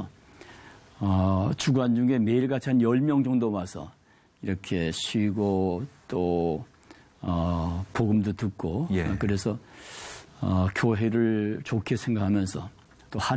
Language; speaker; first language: Korean; native; Korean